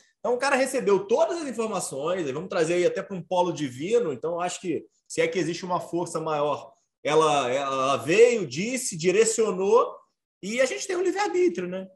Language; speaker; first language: Portuguese; native; Portuguese